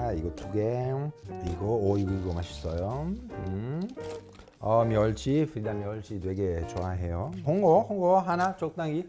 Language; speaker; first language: Korean; non-native, fluent; Italian